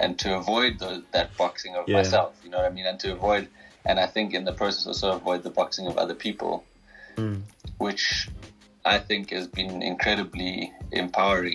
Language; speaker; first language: English; native; English